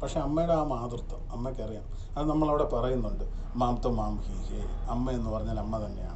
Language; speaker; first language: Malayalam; native; Malayalam